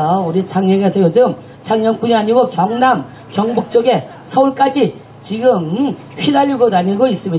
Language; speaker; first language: Korean; native; Korean